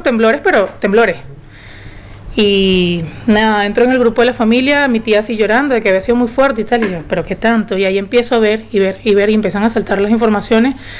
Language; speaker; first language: Spanish; native; Spanish